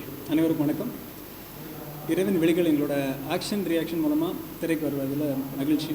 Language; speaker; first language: Tamil; native; Tamil